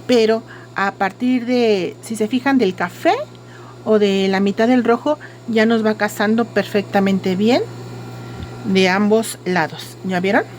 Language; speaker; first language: Spanish; native; Spanish